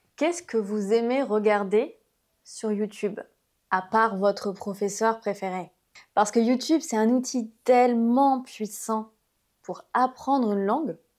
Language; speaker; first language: French; native; French